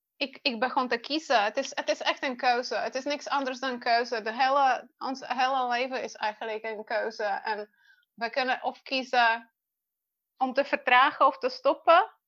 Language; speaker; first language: Dutch; non-native, fluent; Czech